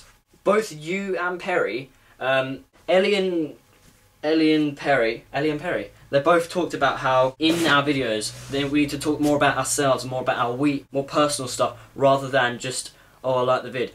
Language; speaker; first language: English; native; English